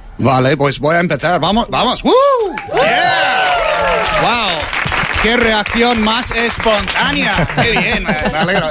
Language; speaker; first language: Spanish; non-native, fluent; English